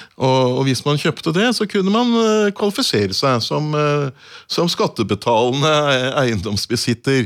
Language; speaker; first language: Norwegian; native; Norwegian